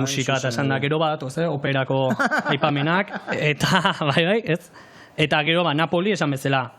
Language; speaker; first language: Basque; native; Basque